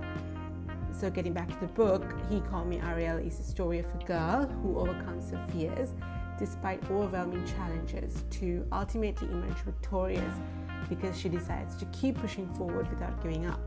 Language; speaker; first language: English; non-native, local second language; Sinhala